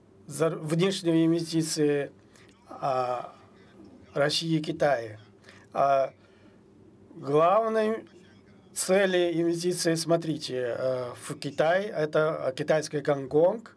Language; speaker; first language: Russian; non-native, fluent; Chinese